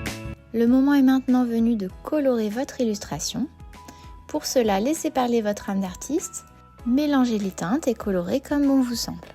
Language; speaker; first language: French; native; French